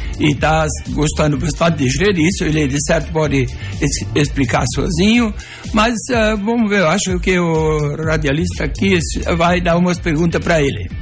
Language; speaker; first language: Portuguese; non-native, local second language; German